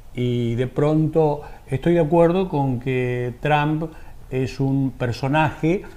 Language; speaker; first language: Spanish; native; Spanish